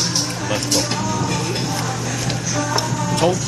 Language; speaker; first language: Korean; non-native, fluent; Japanese